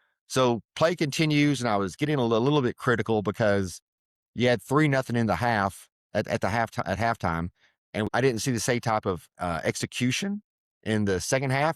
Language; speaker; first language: English; native; English